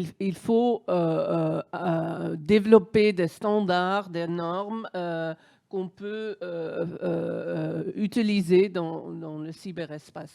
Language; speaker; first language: French; non-native, fluent; Dutch